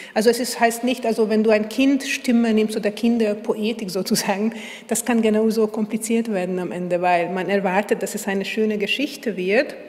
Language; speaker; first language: German; non-native, fluent; Hungarian